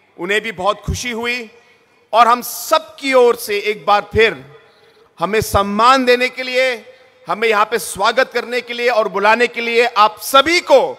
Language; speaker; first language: Hindi; non-native, local second language; Garo